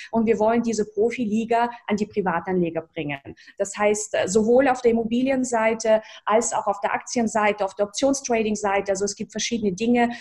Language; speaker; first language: German; early bilingual, other home language; Russian